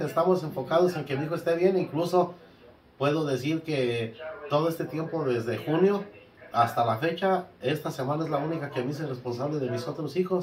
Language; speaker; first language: Spanish; native; Spanish